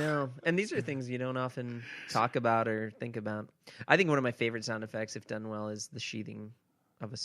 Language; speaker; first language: English; native; English